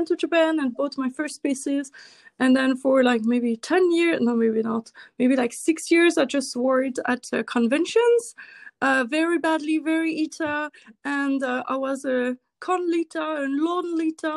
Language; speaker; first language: English; non-native, fluent; French